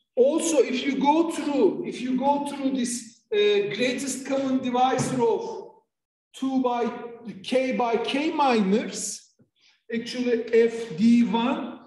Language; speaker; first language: English; non-native, fluent; Turkish